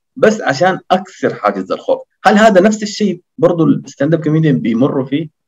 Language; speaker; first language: Arabic; early bilingual, other home language; Indonesian